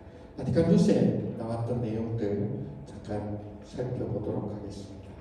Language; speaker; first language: Korean; native; Korean